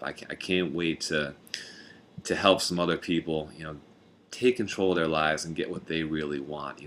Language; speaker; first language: English; native; English